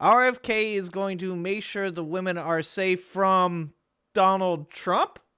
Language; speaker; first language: English; native; English